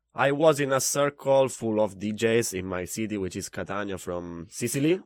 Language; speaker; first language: English; non-native, fluent; Italian